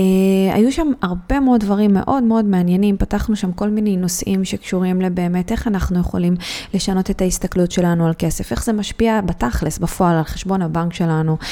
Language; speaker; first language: Hebrew; native; Hebrew